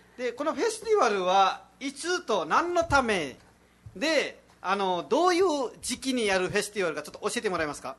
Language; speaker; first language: Japanese; non-native, fluent; Nepali